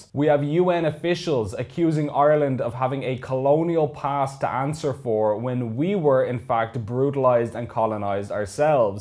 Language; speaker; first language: English; native; English